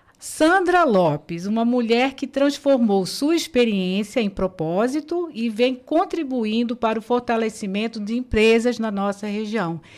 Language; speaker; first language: Portuguese; native; Portuguese